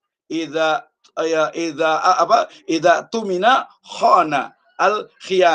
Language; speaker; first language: Arabic; non-native, fluent; Indonesian